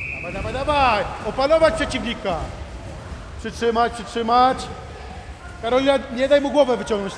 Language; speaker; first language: Polish; native; Polish